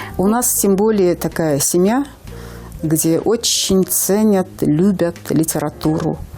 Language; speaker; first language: Russian; non-native, local second language; Ingush